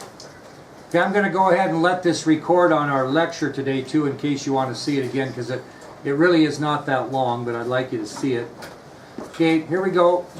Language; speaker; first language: English; native; English